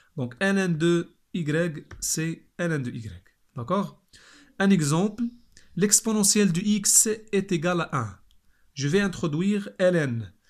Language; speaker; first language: French; non-native, local second language; Arabic